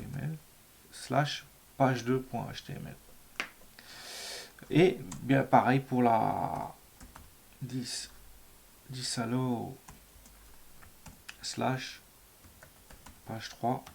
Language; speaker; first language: French; native; French